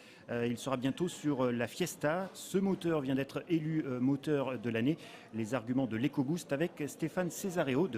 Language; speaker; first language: French; native; French